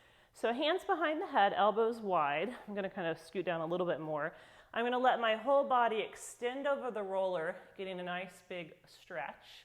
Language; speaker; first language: English; native; English